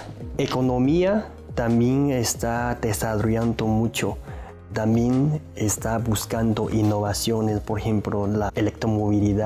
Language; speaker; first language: Spanish; non-native, learner; Chinese